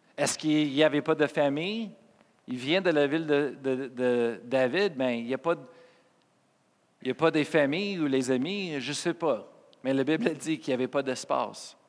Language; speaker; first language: French; non-native, fluent; English